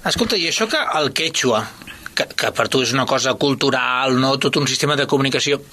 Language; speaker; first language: Catalan; native; Catalan